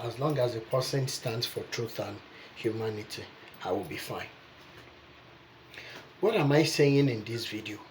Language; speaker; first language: English; non-native, local second language; Yoruba